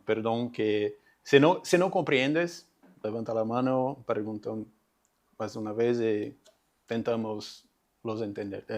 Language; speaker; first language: Spanish; non-native, learner; Portuguese